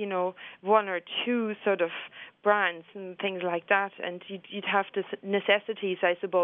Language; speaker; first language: English; non-native, fluent; German